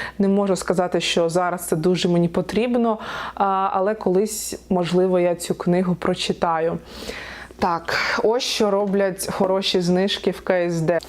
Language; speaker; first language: Ukrainian; non-native, local second language; Russian